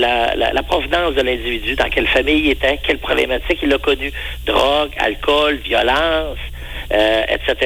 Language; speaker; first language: French; native; French